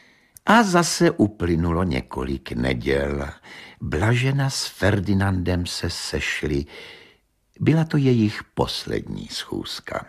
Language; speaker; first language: Czech; native; Czech